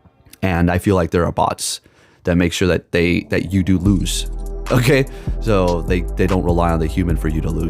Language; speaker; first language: English; native; English